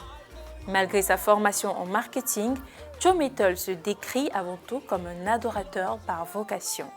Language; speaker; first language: French; native; French